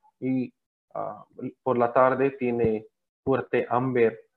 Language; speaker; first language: Spanish; non-native, learner; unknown